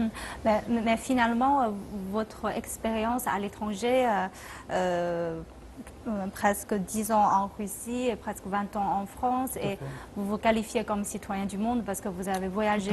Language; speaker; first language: French; non-native, fluent; Chinese